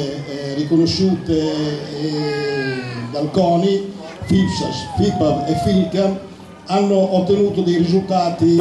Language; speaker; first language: Italian; native; Italian